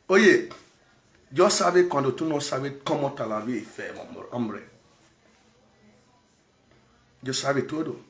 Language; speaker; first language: Spanish; non-native, learner; Bini